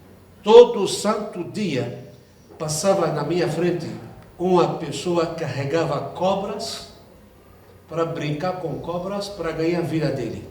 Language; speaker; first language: Portuguese; non-native, fluent; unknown